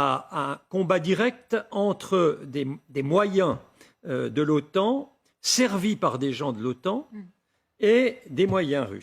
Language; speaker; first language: French; native; French